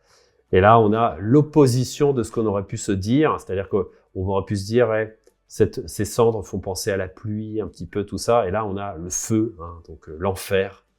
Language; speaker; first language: French; native; French